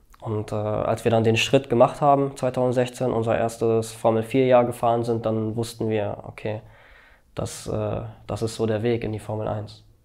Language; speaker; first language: German; early bilingual, other home language; Albanian